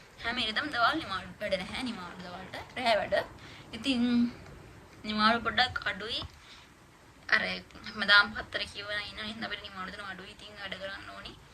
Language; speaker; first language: Sinhala; native; Sinhala